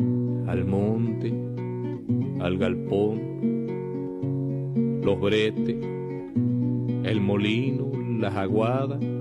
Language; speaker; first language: Spanish; native; Spanish